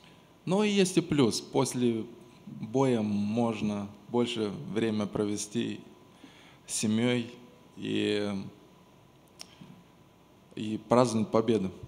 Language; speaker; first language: Russian; non-native, local second language; Romanian